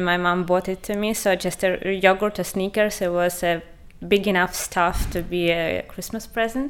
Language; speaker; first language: English; non-native, fluent; Ukrainian